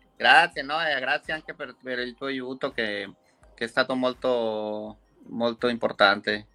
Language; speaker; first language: Italian; non-native, fluent; Spanish